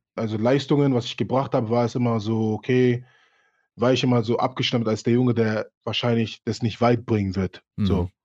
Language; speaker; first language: German; early bilingual, other home language; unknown